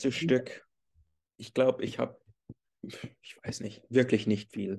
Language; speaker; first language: German; early bilingual, heritage; English